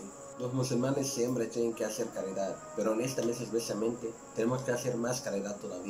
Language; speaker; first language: Spanish; non-native, learner; Arabic